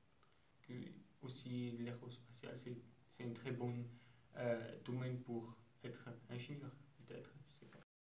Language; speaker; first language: French; non-native, learner; German